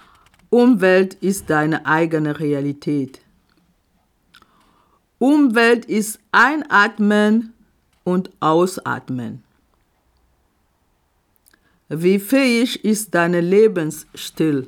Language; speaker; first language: German; non-native, fluent; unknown